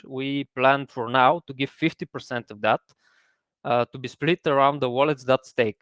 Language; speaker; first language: English; non-native, fluent; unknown